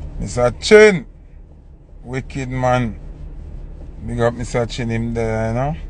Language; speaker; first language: English; non-native, local second language; Jamaican Creole English